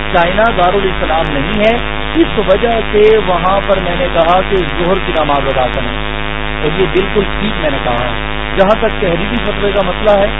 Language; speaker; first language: Urdu; native; Urdu